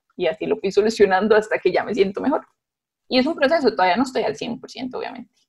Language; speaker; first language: Spanish; native; Spanish